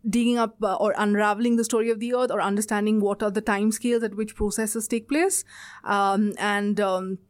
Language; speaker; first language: English; non-native, local second language; Bangla